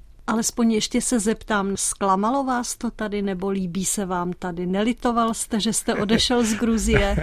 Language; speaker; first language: Czech; native; Czech